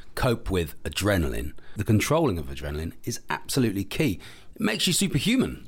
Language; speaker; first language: English; native; English